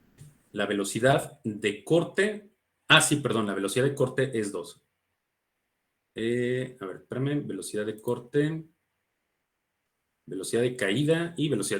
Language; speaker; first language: Spanish; native; Spanish